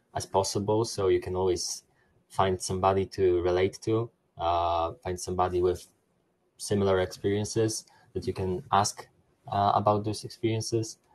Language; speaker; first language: English; non-native, fluent; Polish